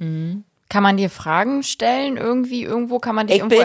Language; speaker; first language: German; native; German